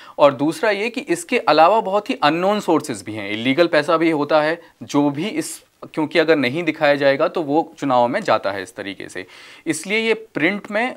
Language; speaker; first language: Hindi; native; Hindi